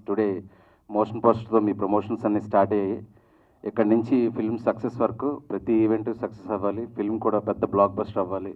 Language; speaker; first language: Telugu; native; Telugu